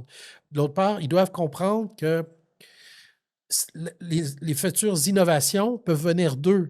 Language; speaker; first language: French; native; French